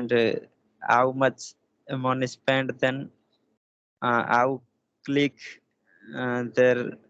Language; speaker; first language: English; non-native, learner; Hindi